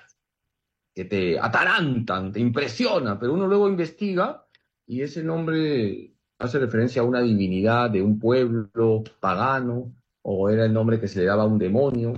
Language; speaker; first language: Spanish; native; Spanish